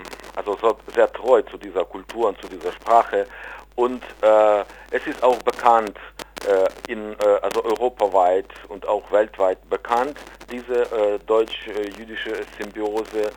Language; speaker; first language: German; non-native, fluent; Ukrainian